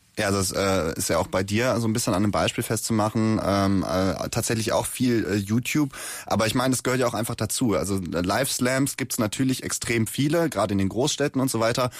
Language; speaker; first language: German; native; German